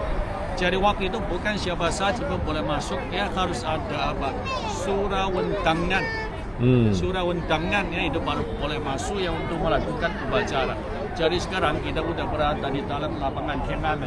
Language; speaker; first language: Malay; non-native, fluent; Chinese